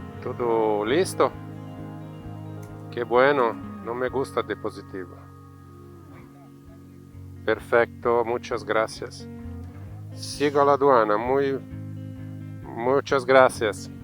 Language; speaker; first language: Spanish; non-native, learner; Italian